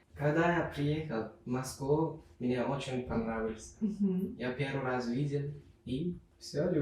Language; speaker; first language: Russian; non-native, learner; Turkmen